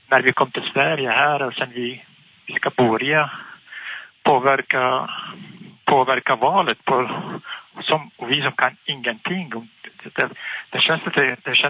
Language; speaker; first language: Swedish; non-native, learner; Arabic